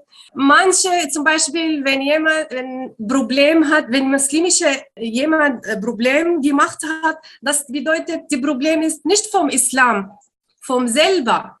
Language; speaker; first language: German; non-native, learner; Arabic